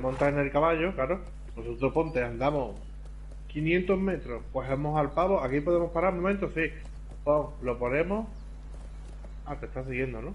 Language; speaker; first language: Spanish; native; Spanish